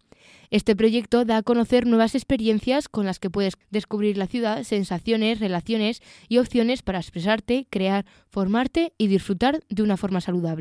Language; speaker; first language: Spanish; native; Spanish